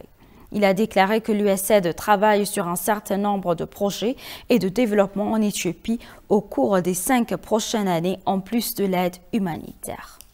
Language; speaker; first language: French; non-native, fluent; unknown